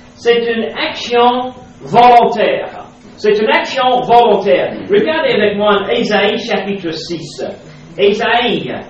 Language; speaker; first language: French; non-native, fluent; English